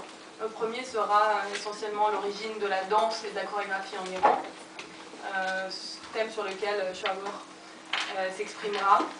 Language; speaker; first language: French; early bilingual, other home language; Persian